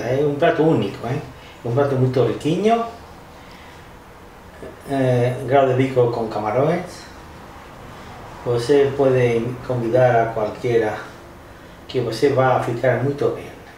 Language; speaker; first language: Portuguese; non-native, fluent; Spanish